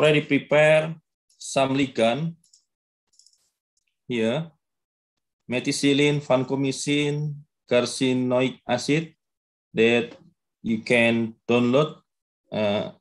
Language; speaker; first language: English; non-native, learner; Indonesian